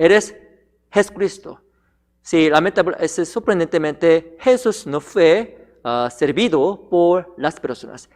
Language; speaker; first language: Spanish; non-native, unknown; Korean